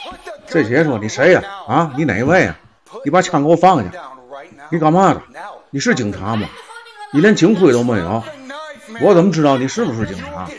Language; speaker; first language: Chinese; native; Chinese